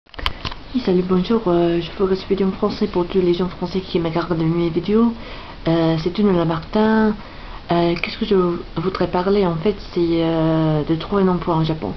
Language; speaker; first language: French; non-native, fluent; English